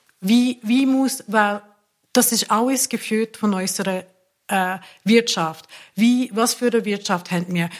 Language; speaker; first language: German; non-native, fluent; English